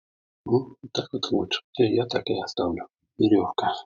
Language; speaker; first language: Russian; native; Russian